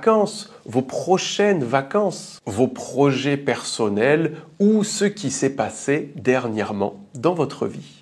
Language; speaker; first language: French; native; French